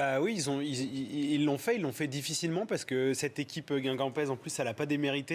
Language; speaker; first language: French; native; French